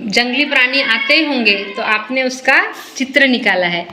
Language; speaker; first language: Hindi; non-native, local second language; Marathi